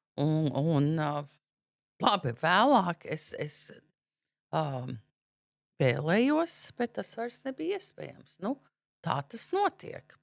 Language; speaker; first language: Latvian; early bilingual, heritage; Latvian